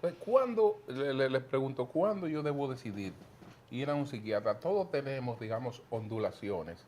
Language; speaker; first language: Spanish; native; Spanish